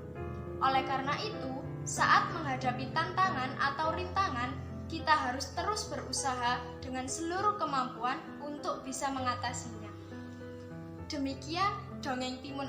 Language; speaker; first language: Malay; non-native, local second language; Javanese